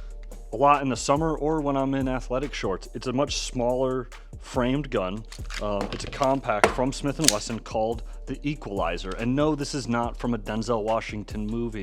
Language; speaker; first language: English; native; English